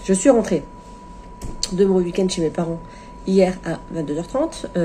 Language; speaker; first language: French; native; French